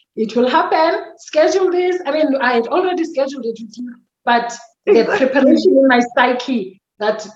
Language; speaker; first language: English; non-native, local second language; Xhosa